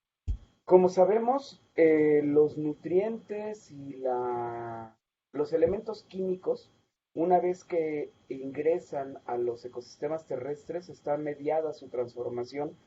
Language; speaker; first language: Spanish; native; Spanish